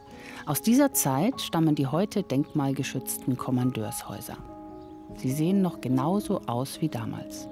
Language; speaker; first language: German; native; German